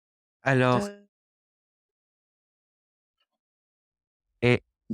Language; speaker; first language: French; non-native, learner; Spanish